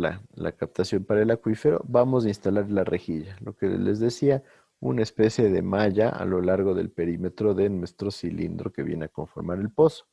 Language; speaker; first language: Spanish; native; Spanish